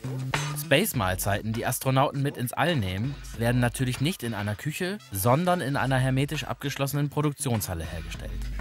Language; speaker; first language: German; native; German